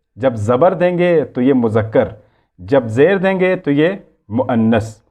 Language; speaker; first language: Urdu; native; Urdu